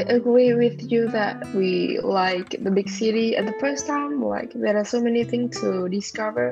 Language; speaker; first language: English; non-native, fluent; Vietnamese